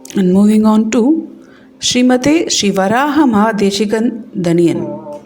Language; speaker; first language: English; non-native, local second language; Tamil